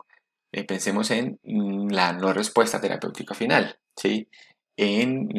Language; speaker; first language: Spanish; native; Spanish